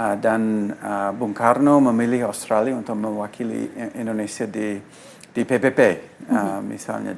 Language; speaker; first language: Indonesian; non-native, fluent; English